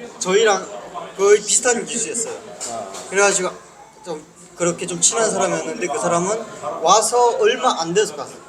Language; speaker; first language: Korean; native; Korean